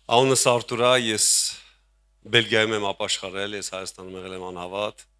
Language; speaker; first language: Armenian; native; Armenian